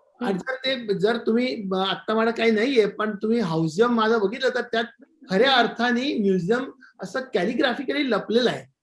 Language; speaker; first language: Marathi; non-native, local second language; Gujarati